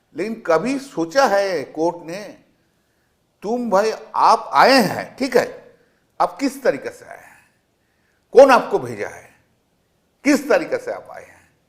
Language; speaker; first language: Hindi; non-native, local second language; Bangla